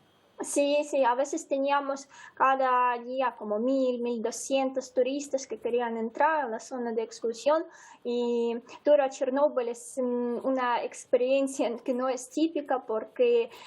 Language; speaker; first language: Spanish; non-native, fluent; Ukrainian